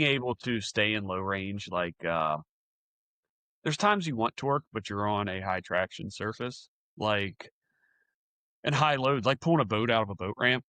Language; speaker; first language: English; native; English